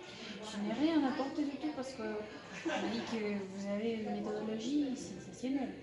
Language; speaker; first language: French; non-native, learner; Spanish